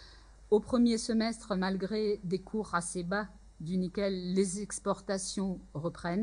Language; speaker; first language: French; native; French